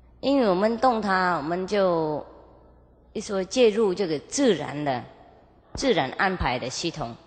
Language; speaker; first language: Chinese; non-native, fluent; Vietnamese